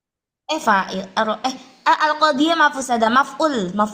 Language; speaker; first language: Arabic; non-native, learner; Indonesian